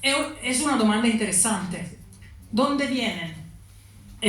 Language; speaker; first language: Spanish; non-native, learner; Italian